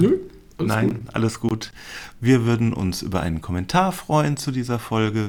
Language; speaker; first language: German; native; German